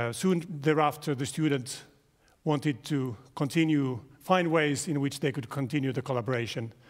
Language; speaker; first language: English; non-native, fluent; Finnish